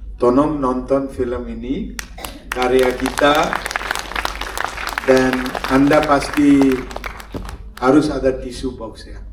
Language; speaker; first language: Indonesian; non-native, fluent; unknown